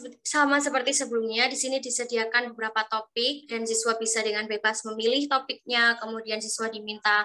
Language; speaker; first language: Indonesian; native; Indonesian